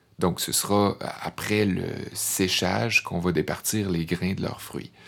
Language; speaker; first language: French; native; French